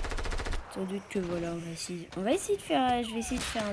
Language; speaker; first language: French; native; French